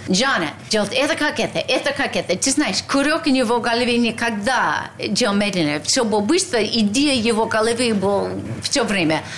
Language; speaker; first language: Russian; non-native, learner; English